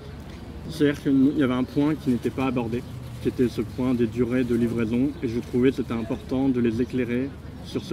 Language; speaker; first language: French; native; French